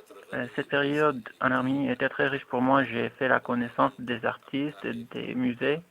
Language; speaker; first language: French; non-native, fluent; Arabic